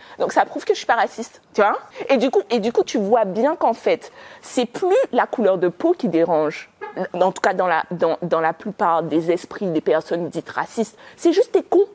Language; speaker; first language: French; native; French